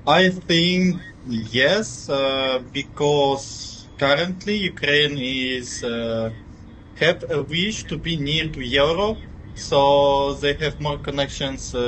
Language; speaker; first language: English; non-native, fluent; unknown